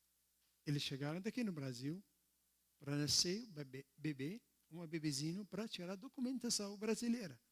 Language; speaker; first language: Portuguese; non-native, learner; Arabic